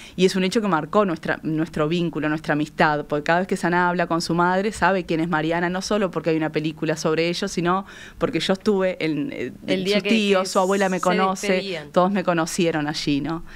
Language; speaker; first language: Spanish; native; Spanish